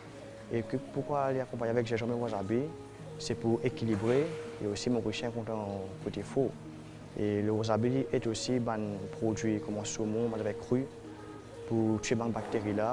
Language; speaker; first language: French; non-native, local second language; Morisyen